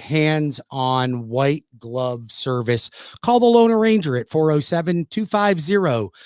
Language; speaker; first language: English; native; English